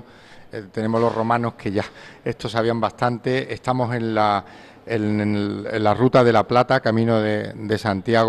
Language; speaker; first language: Spanish; native; Spanish